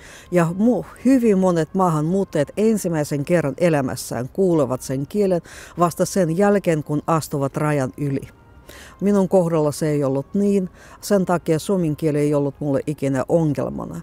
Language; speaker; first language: Finnish; non-native, fluent; Russian